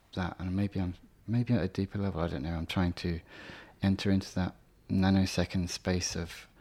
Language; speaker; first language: English; native; English